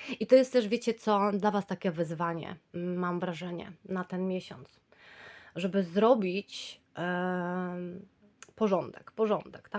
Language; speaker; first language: Polish; native; Polish